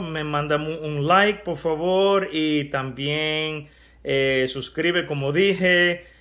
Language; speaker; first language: Spanish; early bilingual, heritage; Spanish